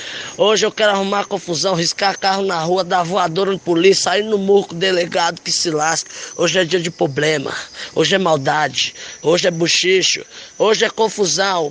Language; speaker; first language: Portuguese; native; Portuguese